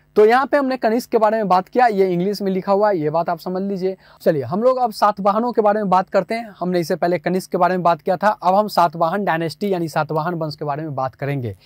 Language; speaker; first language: Hindi; native; Hindi